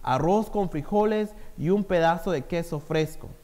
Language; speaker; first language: Spanish; early bilingual, heritage; Spanish